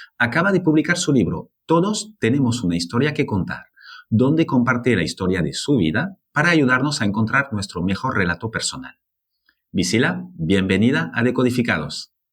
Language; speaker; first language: Spanish; non-native, fluent; French